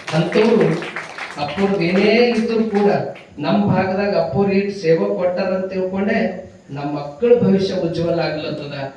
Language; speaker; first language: Kannada; native; Kannada